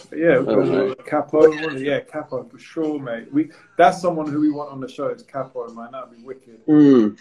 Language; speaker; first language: English; native; English